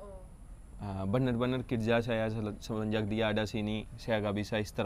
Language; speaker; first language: Indonesian; non-native, fluent; Urdu